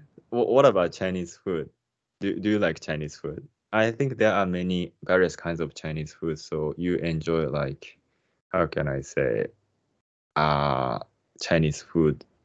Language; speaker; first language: English; non-native, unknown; Japanese